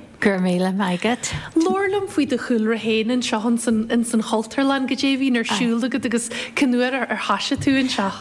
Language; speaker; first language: Irish; native; Irish